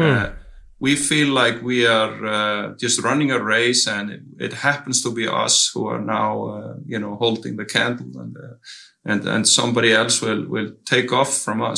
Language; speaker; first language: English; non-native, fluent; Icelandic